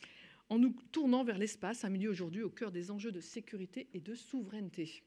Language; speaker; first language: French; native; French